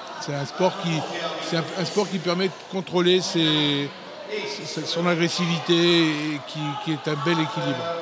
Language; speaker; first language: French; early bilingual, other home language; Italian